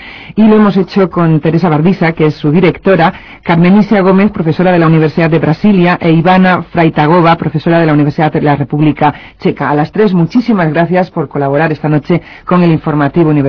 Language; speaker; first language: Spanish; native; Spanish